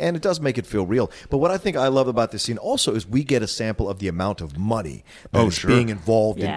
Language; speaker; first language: English; native; English